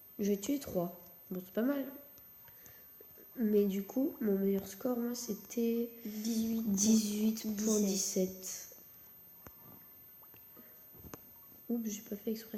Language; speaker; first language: French; native; French